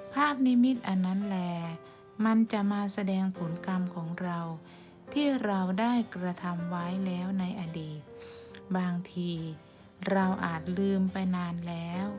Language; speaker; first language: Thai; native; Thai